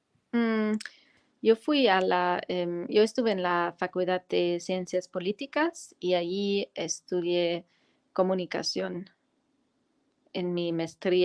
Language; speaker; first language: Spanish; non-native, fluent; German